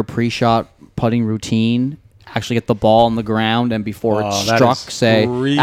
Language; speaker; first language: English; native; English